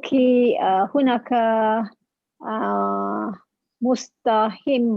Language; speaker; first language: Arabic; non-native, learner; Malay